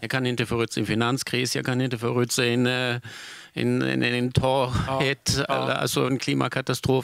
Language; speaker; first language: Swedish; non-native, fluent; German